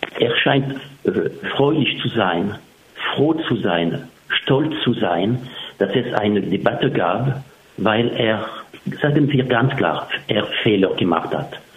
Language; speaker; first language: German; non-native, fluent; French